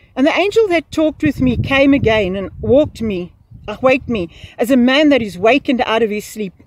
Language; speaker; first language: English; early bilingual, other home language; Afrikaans